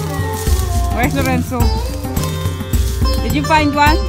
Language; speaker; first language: English; non-native, local second language; Filipino